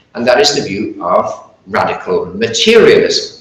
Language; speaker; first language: English; native; English